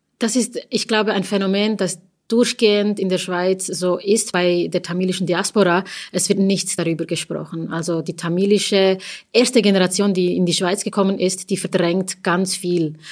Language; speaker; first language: German; early bilingual, other home language; Tamil